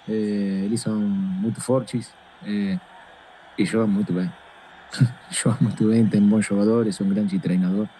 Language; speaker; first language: Portuguese; non-native, fluent; Spanish